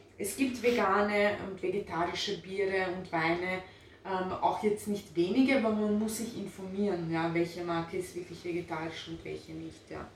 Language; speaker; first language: German; early bilingual, other home language; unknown